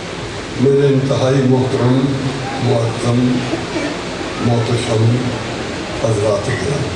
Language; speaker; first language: Hindi; non-native, local second language; Punjabi